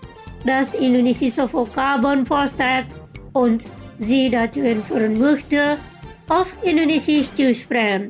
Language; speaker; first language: German; non-native, fluent; Indonesian